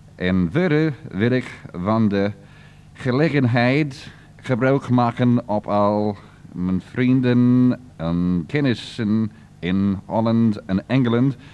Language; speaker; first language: Dutch; non-native, learner; English